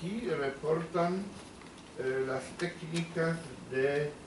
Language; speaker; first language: Spanish; non-native, fluent; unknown